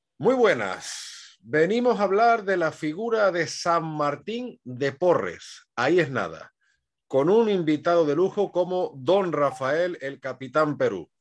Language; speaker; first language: Spanish; native; Spanish